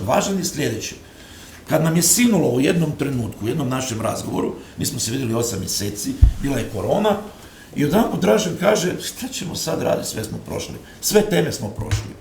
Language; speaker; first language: Croatian; native; Croatian